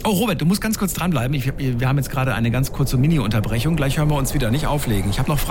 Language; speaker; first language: German; native; German